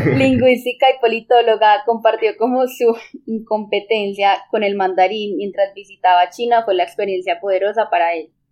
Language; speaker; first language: Spanish; native; Spanish